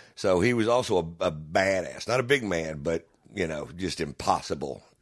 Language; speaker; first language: English; native; English